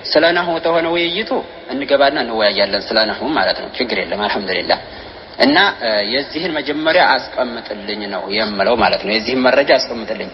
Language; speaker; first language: Amharic; native; Amharic